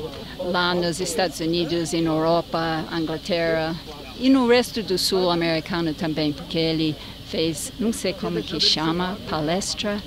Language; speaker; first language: Portuguese; non-native, fluent; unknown